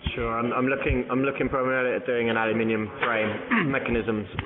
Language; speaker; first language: English; native; English